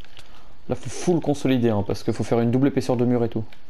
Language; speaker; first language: French; native; French